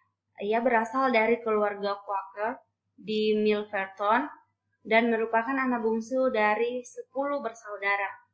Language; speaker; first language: Indonesian; native; Indonesian